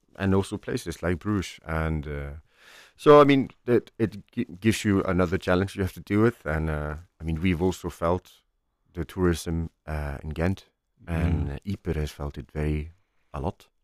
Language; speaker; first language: English; non-native, fluent; Icelandic